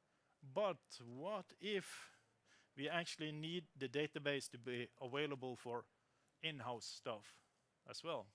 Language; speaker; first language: English; non-native, fluent; Norwegian